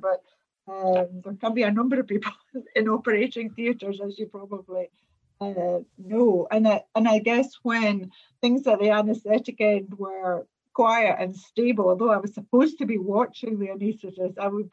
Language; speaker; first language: English; native; English